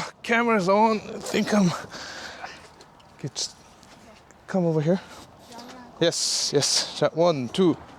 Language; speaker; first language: English; non-native, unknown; Korean